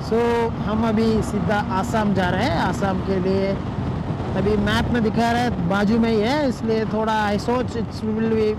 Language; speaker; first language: Hindi; non-native, local second language; Malayalam